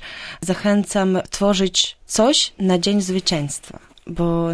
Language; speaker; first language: Polish; non-native, fluent; Ukrainian